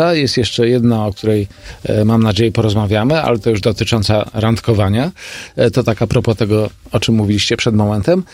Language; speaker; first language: Polish; native; Polish